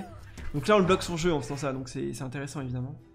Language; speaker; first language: French; native; French